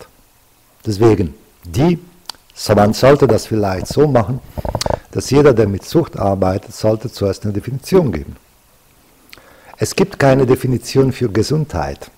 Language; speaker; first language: German; non-native, fluent; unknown